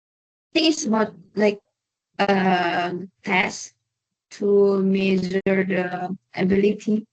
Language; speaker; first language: English; non-native, learner; Indonesian